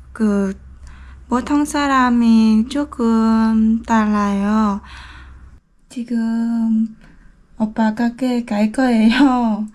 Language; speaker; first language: Korean; non-native, learner; Vietnamese